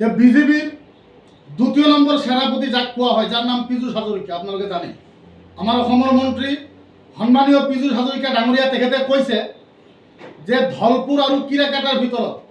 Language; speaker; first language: Assamese; non-native, local second language; Bangla